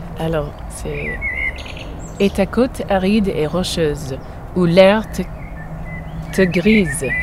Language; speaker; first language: French; non-native, fluent; English